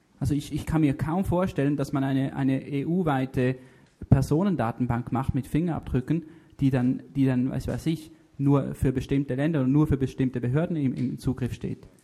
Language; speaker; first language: German; native; German